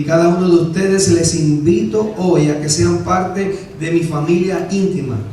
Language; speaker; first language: Spanish; native; Spanish